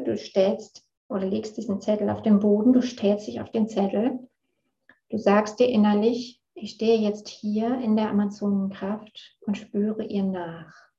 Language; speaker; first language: German; native; German